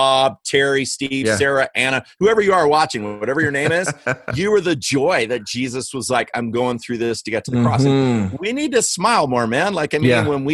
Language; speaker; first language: English; native; English